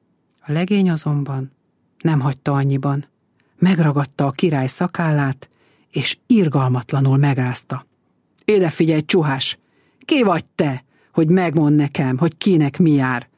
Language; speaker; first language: Hungarian; native; Hungarian